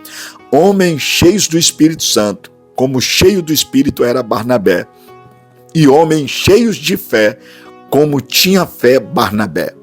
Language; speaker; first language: Portuguese; native; Portuguese